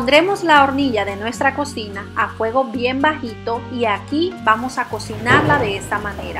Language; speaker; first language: Spanish; native; Spanish